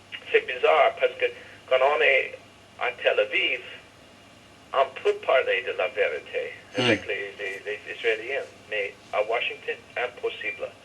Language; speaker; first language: French; non-native, learner; English